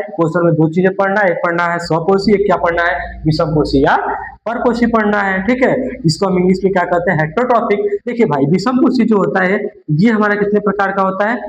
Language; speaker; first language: Hindi; native; Hindi